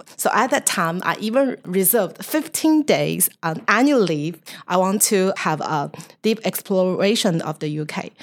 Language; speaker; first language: English; non-native, fluent; Chinese